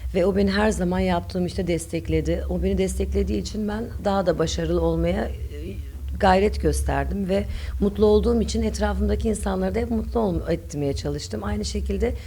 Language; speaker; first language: Turkish; early bilingual, other home language; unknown